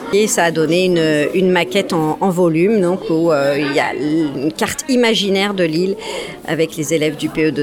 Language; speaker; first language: French; native; French